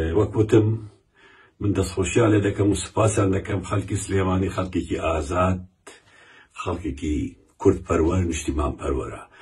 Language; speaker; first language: Central Kurdish; non-native, local second language; Kurdish